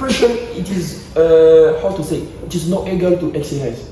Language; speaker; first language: English; non-native, learner; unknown